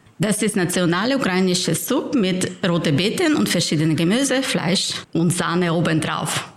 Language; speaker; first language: German; non-native, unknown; Ukrainian